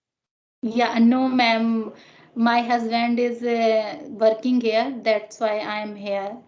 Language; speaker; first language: English; non-native, learner; Hindi